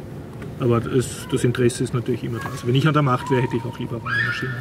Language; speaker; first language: German; native; German